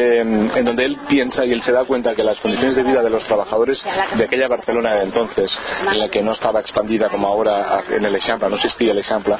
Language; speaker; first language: Spanish; native; Spanish